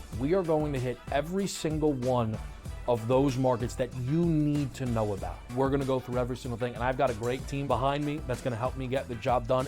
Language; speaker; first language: English; native; English